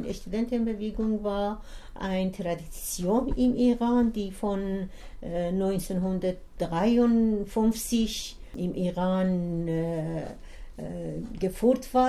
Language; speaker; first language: German; non-native, learner; Persian